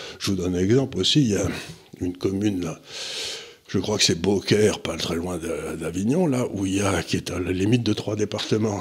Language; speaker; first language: French; native; French